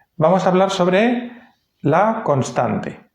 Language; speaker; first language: Spanish; native; Spanish